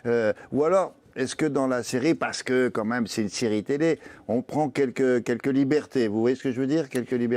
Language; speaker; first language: French; native; French